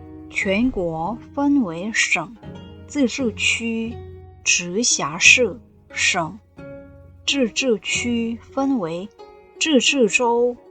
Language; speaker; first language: Chinese; non-native, fluent; Indonesian